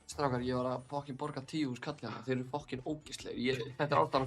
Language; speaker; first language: Icelandic; native; Icelandic